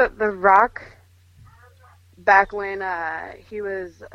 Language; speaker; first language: English; native; English